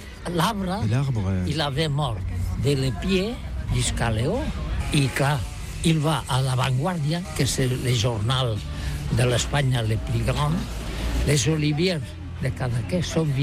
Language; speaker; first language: French; non-native, learner; Catalan